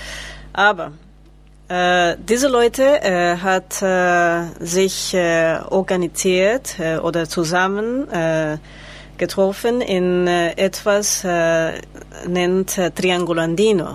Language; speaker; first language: German; non-native, learner; Spanish